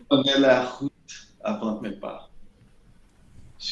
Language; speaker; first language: French; non-native, learner; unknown